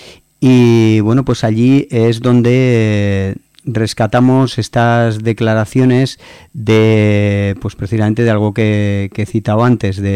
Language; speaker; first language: Spanish; native; Spanish